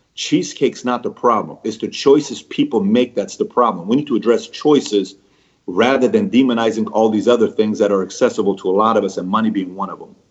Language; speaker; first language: English; early bilingual, other home language; Persian